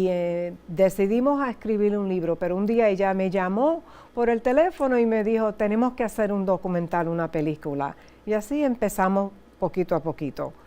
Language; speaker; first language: Spanish; early bilingual, heritage; Spanish